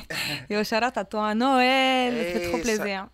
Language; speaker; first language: French; native; French